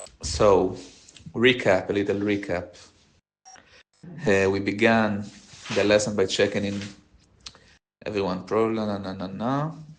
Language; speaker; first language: English; non-native, learner; Hebrew